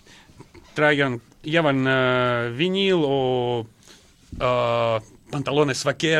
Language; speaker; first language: Spanish; non-native, learner; Russian